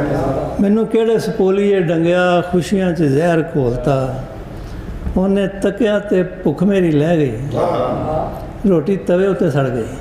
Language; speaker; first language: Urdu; non-native, local second language; Punjabi